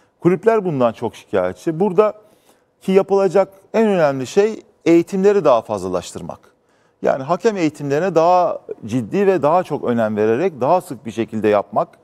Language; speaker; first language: Turkish; native; Turkish